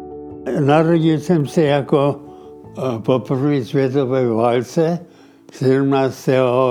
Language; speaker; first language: Czech; early bilingual, heritage; Czech